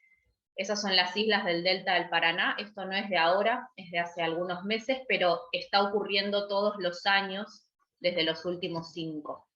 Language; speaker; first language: Spanish; native; Spanish